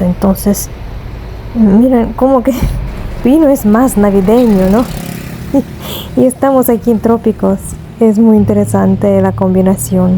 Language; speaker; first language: Spanish; non-native, fluent; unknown